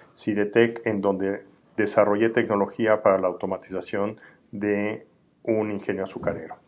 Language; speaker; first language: Spanish; native; Spanish